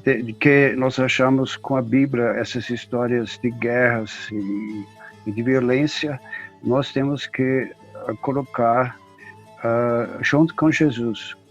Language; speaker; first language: Portuguese; non-native, fluent; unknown